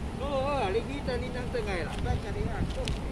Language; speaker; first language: Chinese; non-native, learner; Javanese